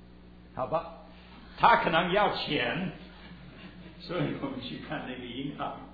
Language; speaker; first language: Chinese; early bilingual, heritage; Chinese